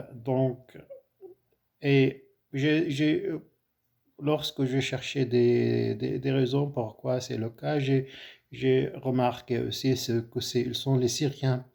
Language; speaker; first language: French; non-native, fluent; Arabic